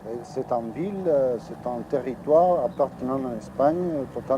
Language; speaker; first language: French; non-native, learner; Spanish